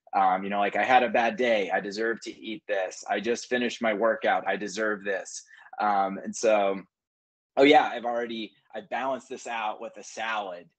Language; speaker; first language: English; native; English